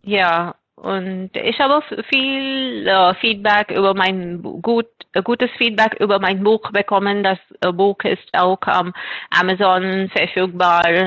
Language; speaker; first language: German; non-native, fluent; Marathi